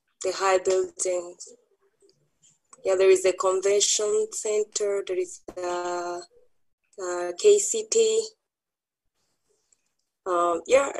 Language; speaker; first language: English; non-native, local second language; Kinyarwanda